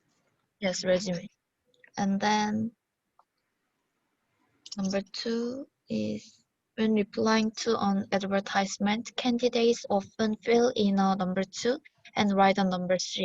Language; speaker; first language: English; non-native, learner; Korean